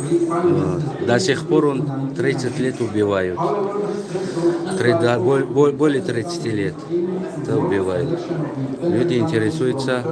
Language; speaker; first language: Russian; non-native, learner; Tajik